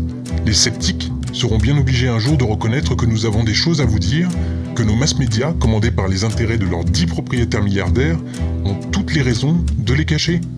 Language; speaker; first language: French; native; French